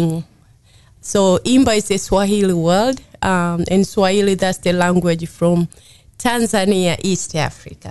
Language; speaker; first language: English; non-native, local second language; Swahili